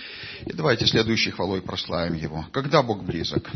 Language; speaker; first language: Russian; native; Russian